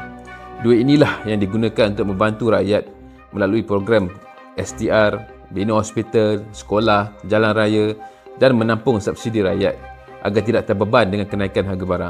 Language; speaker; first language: Malay; native; Malay